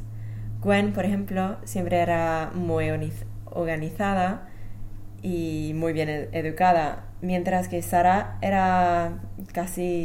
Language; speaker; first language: Spanish; non-native, fluent; English